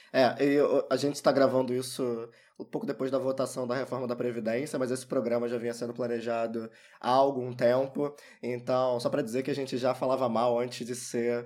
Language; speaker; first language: Portuguese; native; Portuguese